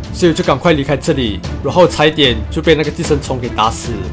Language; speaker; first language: Chinese; native; Chinese